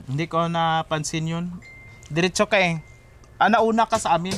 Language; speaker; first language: Filipino; native; Filipino